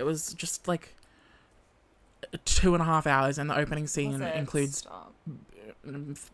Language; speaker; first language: English; native; English